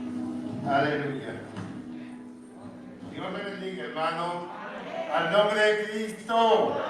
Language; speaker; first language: Spanish; native; Spanish